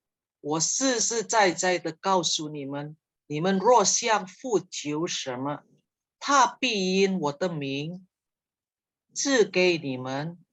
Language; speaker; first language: Chinese; non-native, learner; Indonesian